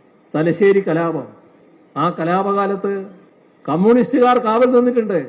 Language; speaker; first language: Malayalam; native; Malayalam